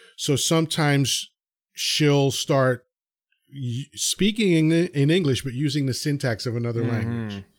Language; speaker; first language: English; early bilingual, other home language; Spanish